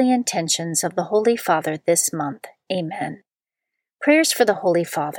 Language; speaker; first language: English; native; English